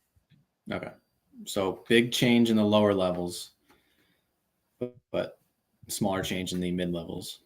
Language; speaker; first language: English; native; English